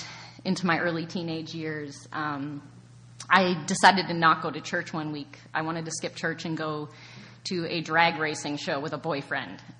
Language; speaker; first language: English; native; English